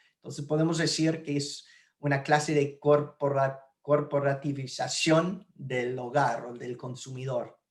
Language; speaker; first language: Spanish; non-native, fluent; English